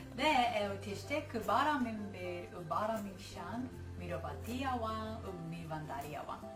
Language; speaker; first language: Kurdish; non-native, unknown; Japanese